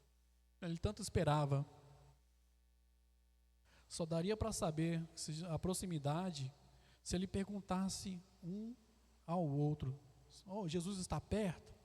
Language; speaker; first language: Portuguese; native; Portuguese